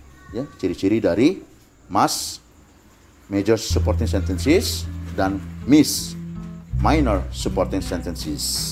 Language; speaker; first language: English; non-native, fluent; Indonesian